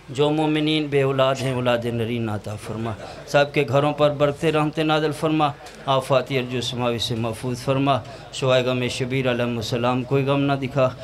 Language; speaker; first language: Urdu; non-native, local second language; Punjabi